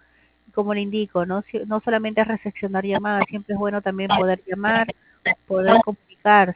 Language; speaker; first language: Spanish; native; Spanish